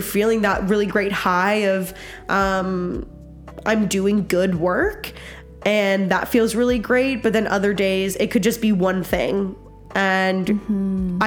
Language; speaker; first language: English; native; English